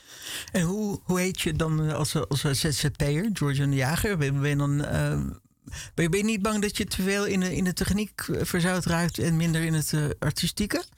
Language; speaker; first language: Dutch; native; Dutch